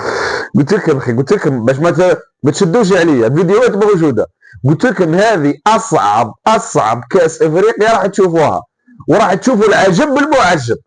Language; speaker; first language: Arabic; native; Arabic